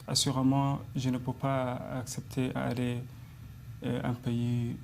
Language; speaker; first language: French; non-native, fluent; Arabic